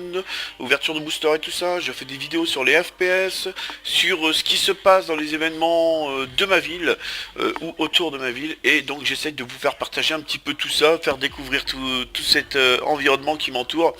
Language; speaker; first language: French; native; French